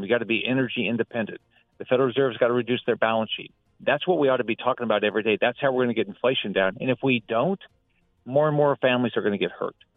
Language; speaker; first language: English; native; English